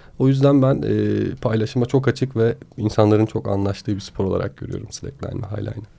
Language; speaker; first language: Turkish; native; Turkish